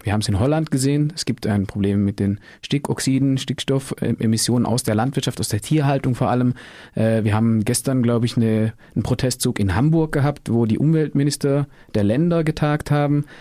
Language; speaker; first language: German; native; German